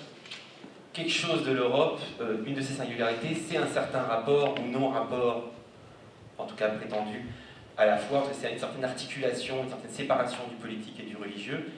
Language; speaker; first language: French; native; French